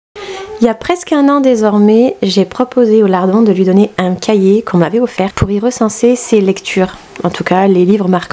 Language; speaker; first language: French; native; French